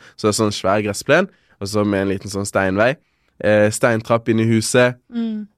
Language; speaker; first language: Norwegian; early bilingual, other home language; Kinyarwanda